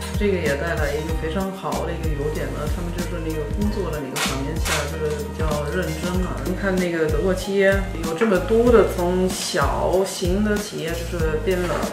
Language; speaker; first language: Chinese; non-native, fluent; German